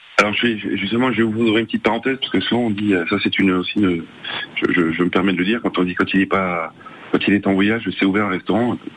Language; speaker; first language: French; native; French